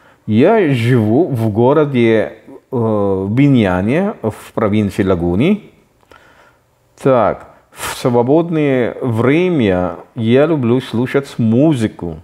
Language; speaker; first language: Russian; non-native, fluent; Filipino